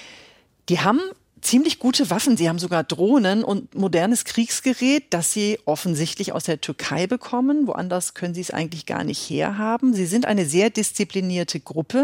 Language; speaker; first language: German; native; German